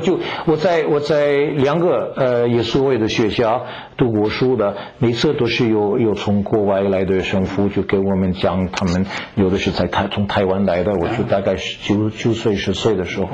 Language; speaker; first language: Chinese; non-native, fluent; French